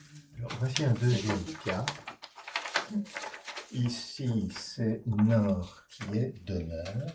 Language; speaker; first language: French; native; French